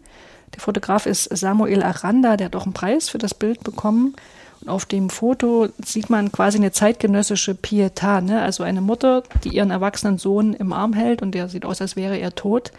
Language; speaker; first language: German; native; German